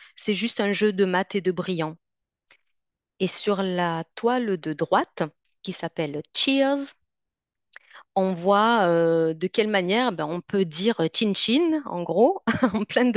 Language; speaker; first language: French; native; French